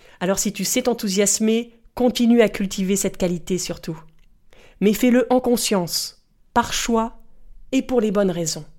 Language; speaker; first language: French; native; French